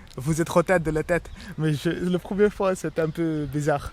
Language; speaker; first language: French; non-native, learner; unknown